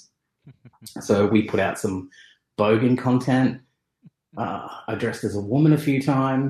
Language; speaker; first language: English; native; English